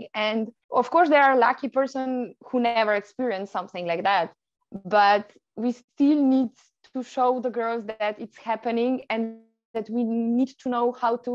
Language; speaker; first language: English; non-native, fluent; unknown